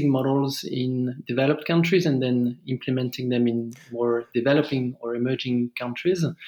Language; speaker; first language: English; non-native, fluent; French